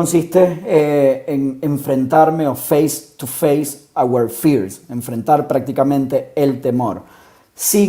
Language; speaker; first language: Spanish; native; Spanish